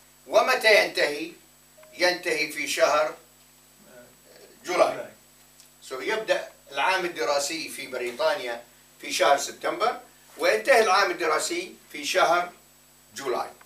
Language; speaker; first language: Arabic; non-native, fluent; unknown